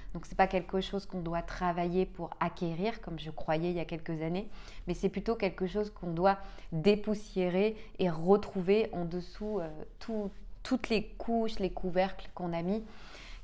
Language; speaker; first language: French; native; French